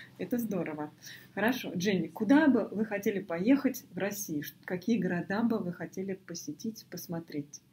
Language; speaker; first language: Russian; native; Russian